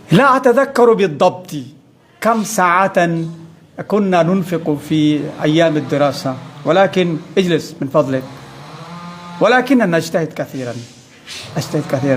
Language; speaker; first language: Arabic; non-native, fluent; Bangla